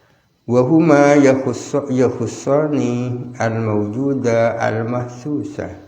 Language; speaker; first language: Arabic; non-native, fluent; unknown